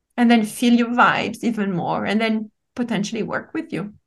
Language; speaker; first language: English; non-native, fluent; French